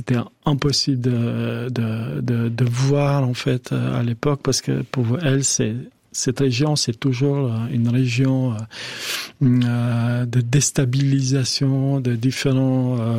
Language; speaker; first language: French; non-native, fluent; Albanian